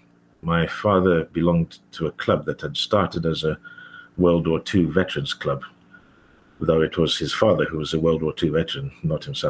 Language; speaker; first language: English; native; English